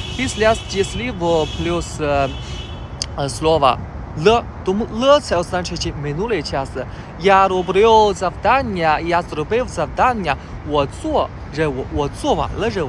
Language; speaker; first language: Ukrainian; non-native, learner; Chinese